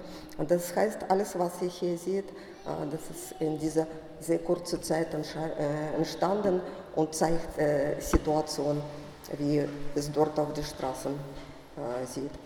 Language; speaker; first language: German; non-native, fluent; Russian